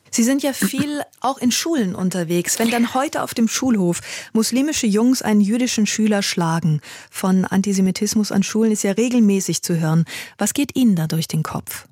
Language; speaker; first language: German; native; German